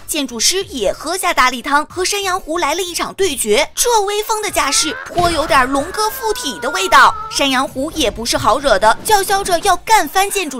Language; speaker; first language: Chinese; native; Chinese